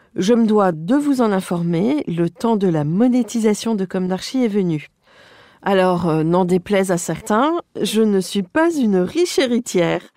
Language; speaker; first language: French; native; French